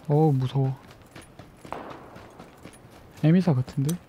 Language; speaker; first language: Korean; native; Korean